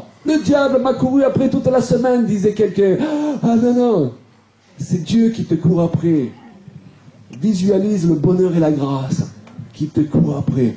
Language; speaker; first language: French; native; French